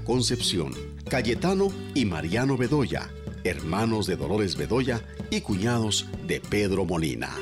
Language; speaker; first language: Spanish; native; Spanish